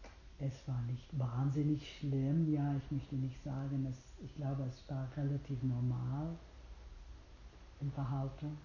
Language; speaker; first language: German; non-native, fluent; English